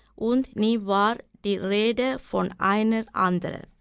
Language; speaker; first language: German; non-native, learner; Arabic